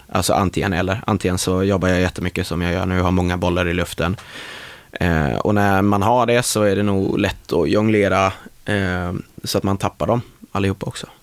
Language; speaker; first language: Swedish; native; Swedish